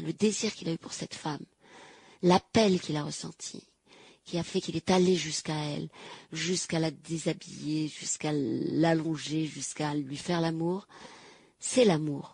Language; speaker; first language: French; native; French